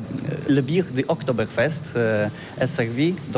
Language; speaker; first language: French; non-native, learner; Polish